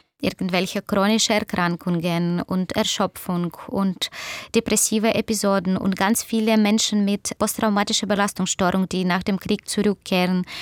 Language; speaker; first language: German; non-native, fluent; Russian